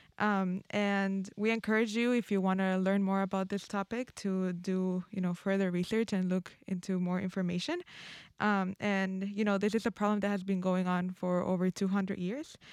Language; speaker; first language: English; non-native, fluent; Spanish